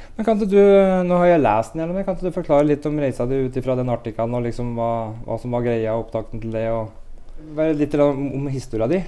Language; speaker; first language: Norwegian; native; Norwegian